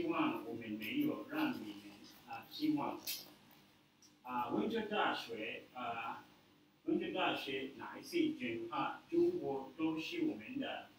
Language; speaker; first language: Chinese; non-native, learner; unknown